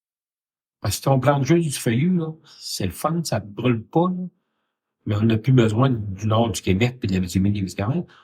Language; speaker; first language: French; native; French